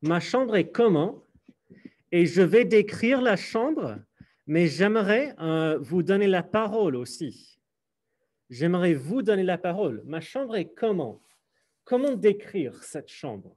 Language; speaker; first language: French; non-native, fluent; English